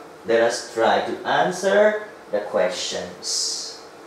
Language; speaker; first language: English; non-native, fluent; Thai